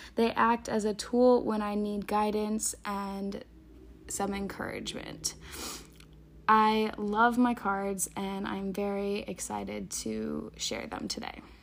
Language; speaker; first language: English; native; English